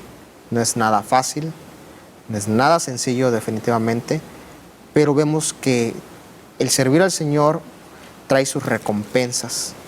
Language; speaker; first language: Spanish; native; Spanish